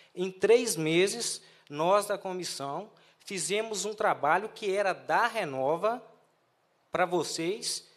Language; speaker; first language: Portuguese; native; Portuguese